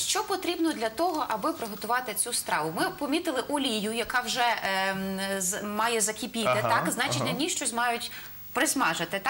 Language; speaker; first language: Ukrainian; native; Ukrainian